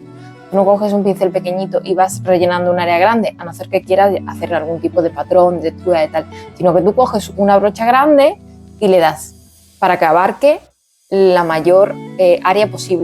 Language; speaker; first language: Spanish; native; Spanish